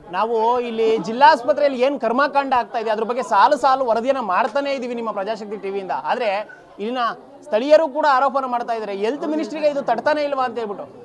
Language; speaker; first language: Kannada; native; Kannada